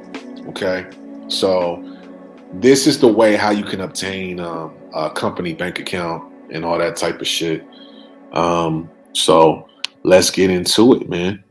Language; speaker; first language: English; native; English